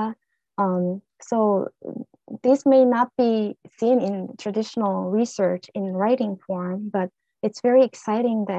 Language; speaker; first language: English; non-native, fluent; Korean